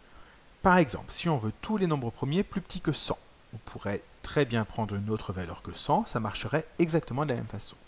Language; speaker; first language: French; native; French